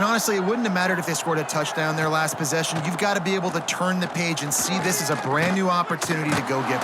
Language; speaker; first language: English; native; English